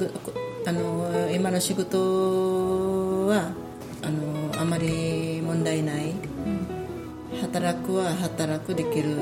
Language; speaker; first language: Japanese; non-native, learner; Filipino